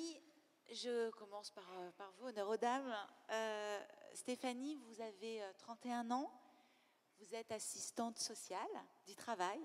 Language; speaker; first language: French; native; French